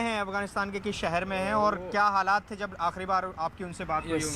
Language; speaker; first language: Hindi; native; Hindi